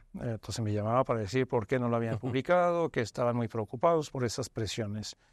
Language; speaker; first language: Spanish; non-native, fluent; Arabic